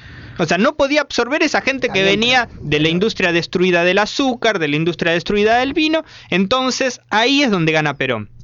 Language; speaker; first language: Spanish; native; Spanish